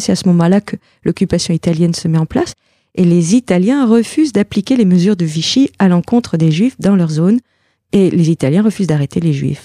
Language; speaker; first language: French; native; French